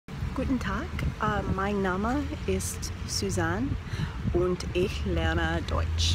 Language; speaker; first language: German; non-native, learner; English